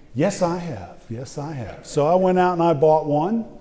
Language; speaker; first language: English; native; English